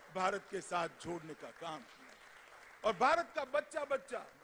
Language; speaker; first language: Hindi; non-native, local second language; Gujarati